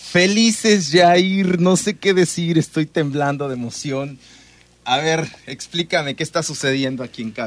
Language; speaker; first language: Spanish; native; Spanish